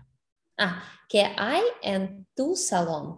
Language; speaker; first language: Spanish; non-native, learner; English